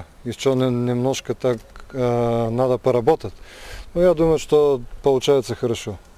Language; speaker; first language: Russian; non-native, learner; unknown